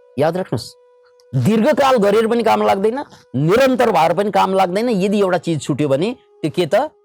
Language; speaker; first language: Nepali; native; Nepali